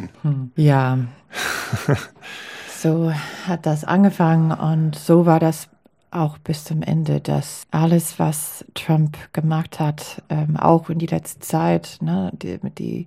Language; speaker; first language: German; non-native, fluent; English